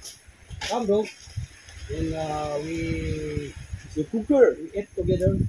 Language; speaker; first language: English; non-native, learner; Filipino